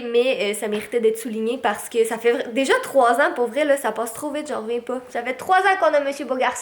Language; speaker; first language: French; native; French